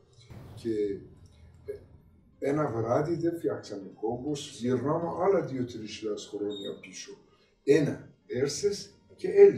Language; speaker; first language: Greek; non-native, learner; Persian